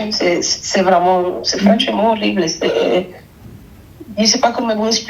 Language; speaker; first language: French; non-native, fluent; Spanish